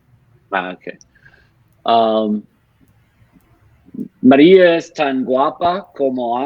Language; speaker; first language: Spanish; non-native, learner; English